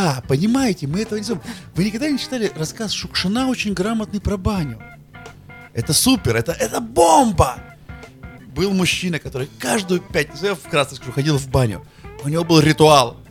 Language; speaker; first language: Russian; native; Russian